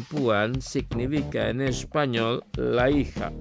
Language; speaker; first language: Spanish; non-native, fluent; Indonesian